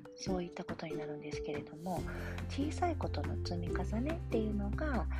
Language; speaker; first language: Japanese; native; Japanese